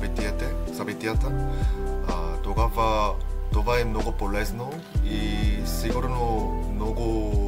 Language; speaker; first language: Bulgarian; non-native, learner; Korean